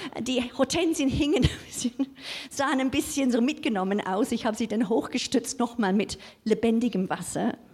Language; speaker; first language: German; non-native, fluent; English